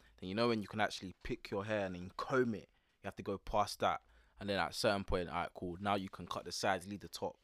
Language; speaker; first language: English; native; English